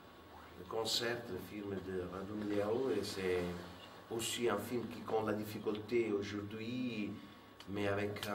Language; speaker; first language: French; non-native, fluent; Italian